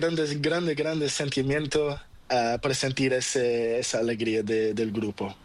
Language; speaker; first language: Spanish; non-native, learner; Portuguese